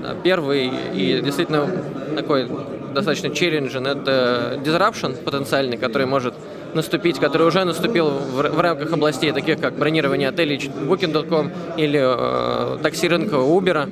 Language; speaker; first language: Russian; native; Russian